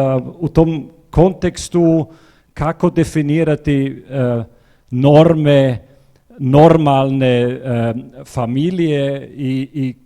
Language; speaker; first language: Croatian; non-native, fluent; German